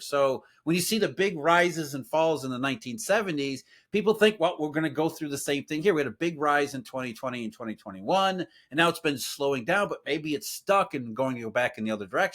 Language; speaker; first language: English; native; English